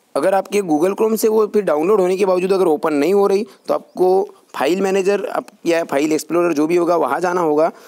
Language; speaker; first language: Hindi; non-native, local second language; Marathi